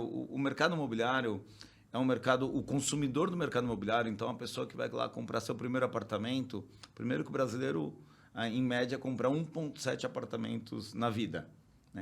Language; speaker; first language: Portuguese; native; Portuguese